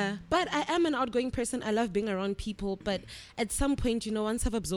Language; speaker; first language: English; non-native, local second language; Tswana